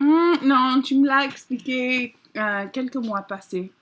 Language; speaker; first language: French; non-native, learner; English